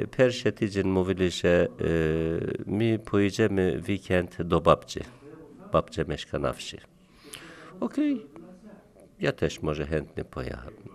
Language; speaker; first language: Polish; non-native, learner; Turkish